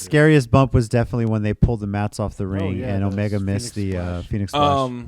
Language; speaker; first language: English; native; English